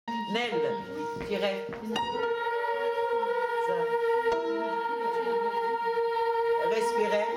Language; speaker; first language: French; non-native, fluent; Armenian